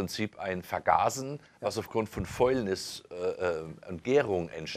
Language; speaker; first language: German; native; German